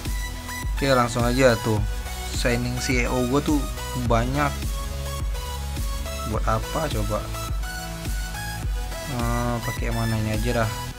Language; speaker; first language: Indonesian; native; Indonesian